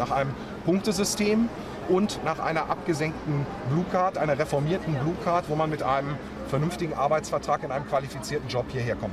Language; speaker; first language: German; native; German